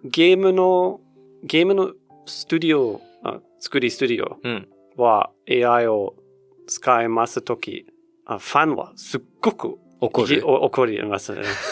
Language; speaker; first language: Japanese; non-native, learner; Danish